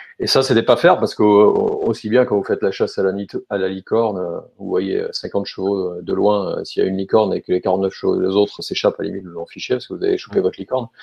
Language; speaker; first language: French; native; French